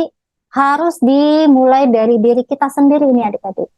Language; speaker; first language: Indonesian; native; Indonesian